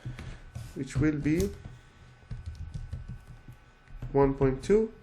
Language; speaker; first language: English; non-native, fluent; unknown